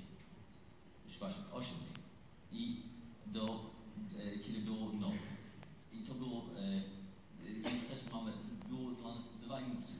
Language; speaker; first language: Polish; non-native, learner; English